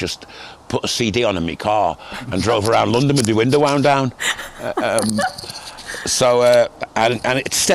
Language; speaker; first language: English; native; English